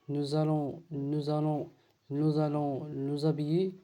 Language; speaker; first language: French; non-native, learner; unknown